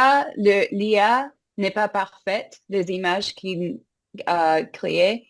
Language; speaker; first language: French; non-native, fluent; English